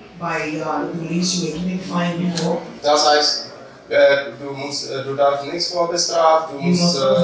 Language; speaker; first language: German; non-native, learner; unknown